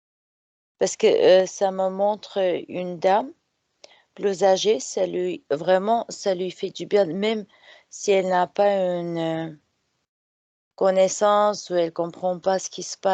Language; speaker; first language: French; non-native, fluent; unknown